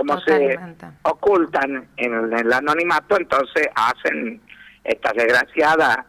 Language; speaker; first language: Spanish; native; Spanish